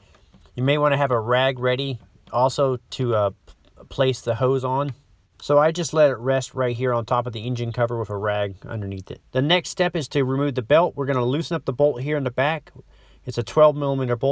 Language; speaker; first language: English; native; English